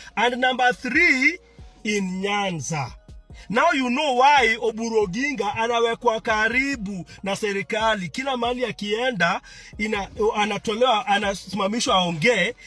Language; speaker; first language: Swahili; non-native, local second language; Luo (Kenya and Tanzania)